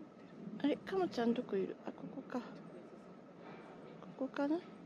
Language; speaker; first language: Japanese; native; Japanese